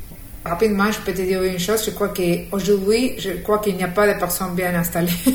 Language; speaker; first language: French; non-native, fluent; Spanish